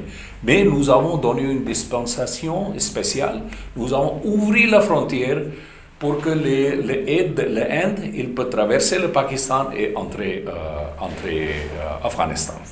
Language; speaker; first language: French; non-native, fluent; Urdu